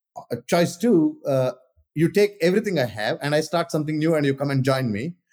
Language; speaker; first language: English; non-native, local second language; Kannada